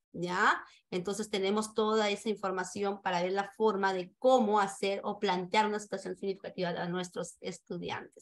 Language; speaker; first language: Spanish; native; Spanish